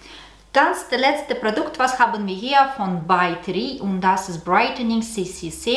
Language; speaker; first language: German; non-native, learner; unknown